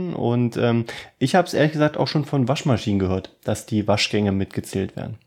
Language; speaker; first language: German; native; German